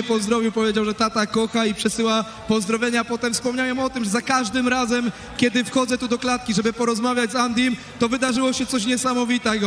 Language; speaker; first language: Polish; native; Polish